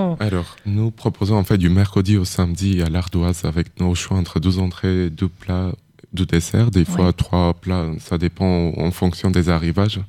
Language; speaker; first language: French; non-native, fluent; Armenian